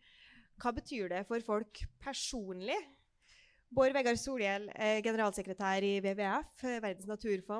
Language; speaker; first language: Norwegian; native; Norwegian